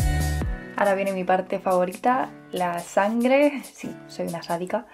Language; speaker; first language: Spanish; native; Spanish